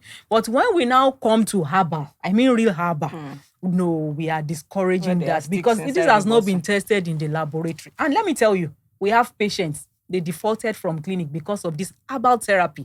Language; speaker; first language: English; non-native, local second language; Yoruba